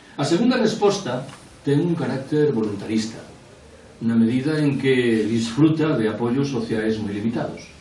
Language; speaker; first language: Galician; non-native, local second language; Spanish